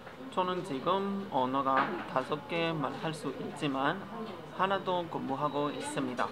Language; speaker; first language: Korean; non-native, learner; Spanish